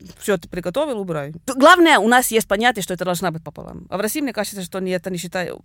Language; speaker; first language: Russian; non-native, fluent; Swedish